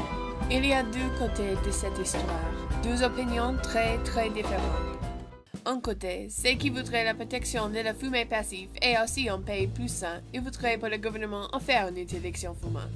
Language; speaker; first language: French; non-native, learner; English